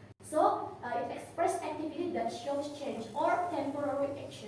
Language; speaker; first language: English; non-native, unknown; Indonesian